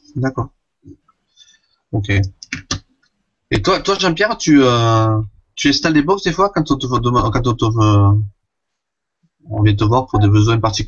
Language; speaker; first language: French; native; French